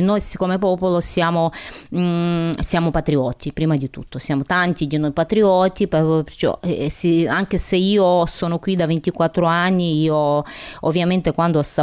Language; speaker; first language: Italian; non-native, fluent; Ukrainian